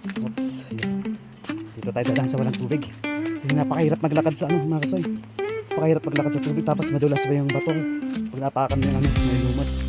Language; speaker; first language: Filipino; non-native, local second language; Hiligaynon